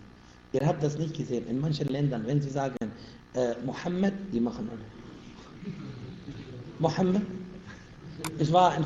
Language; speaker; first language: German; non-native, fluent; Arabic